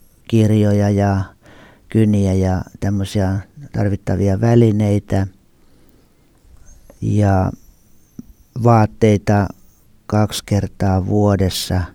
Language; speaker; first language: Finnish; native; Finnish